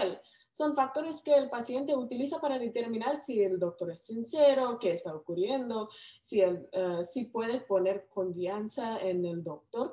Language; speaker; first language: Spanish; non-native, learner; English